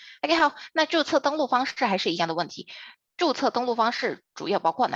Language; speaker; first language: Chinese; non-native, fluent; Indonesian